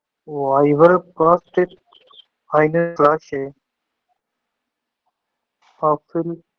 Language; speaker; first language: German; non-native, learner; Urdu